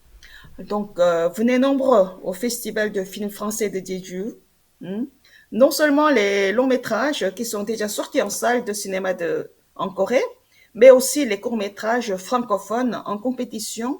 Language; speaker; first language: French; non-native, fluent; Korean